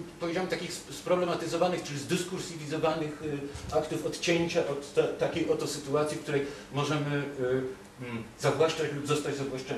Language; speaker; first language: Polish; native; Polish